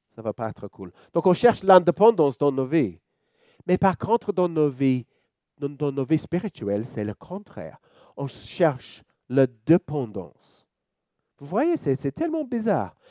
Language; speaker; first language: French; non-native, fluent; English